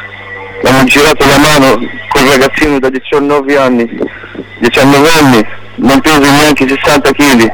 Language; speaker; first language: Italian; non-native, local second language; Arabic